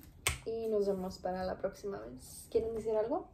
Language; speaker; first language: Spanish; early bilingual, heritage; English